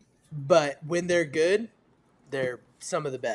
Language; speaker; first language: English; native; English